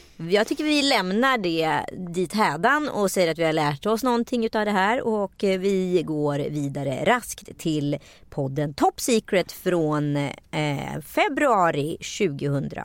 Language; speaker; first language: Swedish; native; Swedish